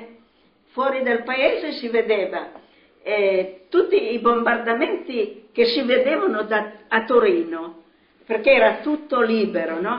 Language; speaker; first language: Italian; native; Italian